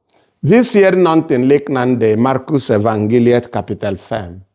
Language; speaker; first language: Swedish; non-native, fluent; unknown